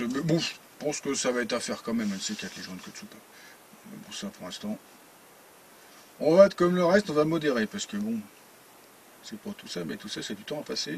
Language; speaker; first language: French; native; French